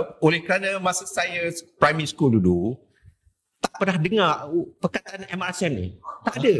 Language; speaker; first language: Malay; native; Malay